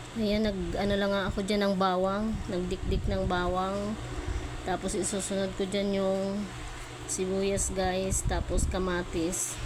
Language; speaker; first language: Filipino; non-native, local second language; Bikol